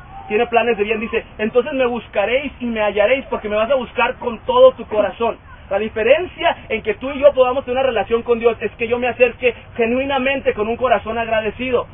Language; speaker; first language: Spanish; native; Spanish